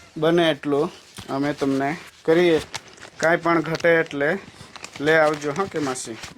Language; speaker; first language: Gujarati; non-native, local second language; Vasavi